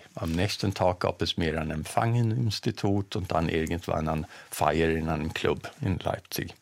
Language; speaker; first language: German; non-native, fluent; Swedish